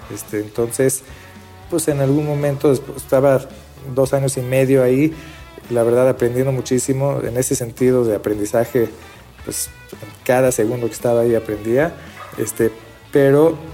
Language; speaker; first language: Spanish; early bilingual, other home language; Hebrew